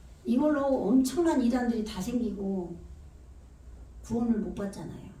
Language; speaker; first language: Korean; native; Korean